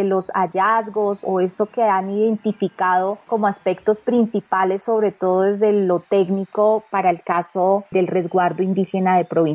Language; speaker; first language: Spanish; native; Spanish